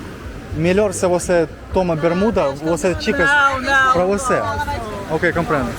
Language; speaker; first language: Portuguese; non-native, learner; Russian